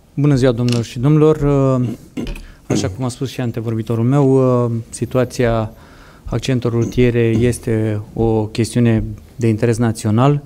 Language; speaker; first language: Romanian; native; Romanian